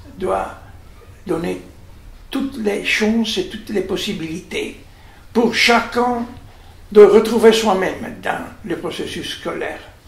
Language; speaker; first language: French; non-native, fluent; Italian